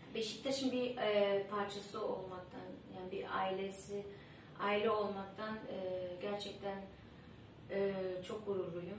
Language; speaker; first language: Turkish; early bilingual, heritage; Turkish